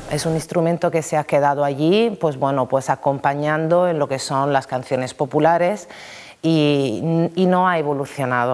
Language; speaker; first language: Spanish; non-native, fluent; Italian